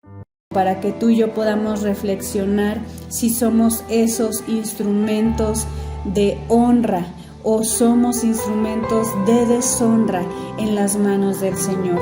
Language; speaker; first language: Spanish; native; Spanish